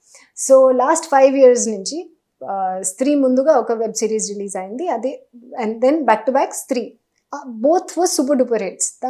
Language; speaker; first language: Telugu; non-native, fluent; Hindi